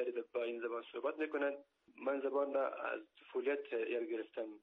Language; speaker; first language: Persian; native; Persian